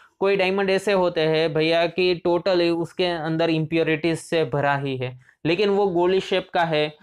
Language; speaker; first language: Hindi; non-native, local second language; Gujarati